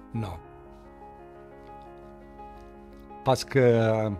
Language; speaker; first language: French; non-native, learner; Portuguese